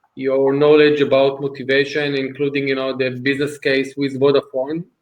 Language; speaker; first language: English; non-native, fluent; Hebrew